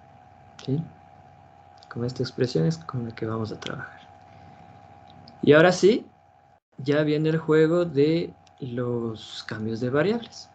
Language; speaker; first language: Spanish; native; Spanish